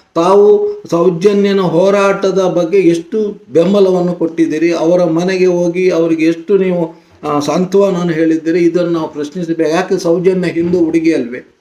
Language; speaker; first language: Kannada; non-native, local second language; Tulu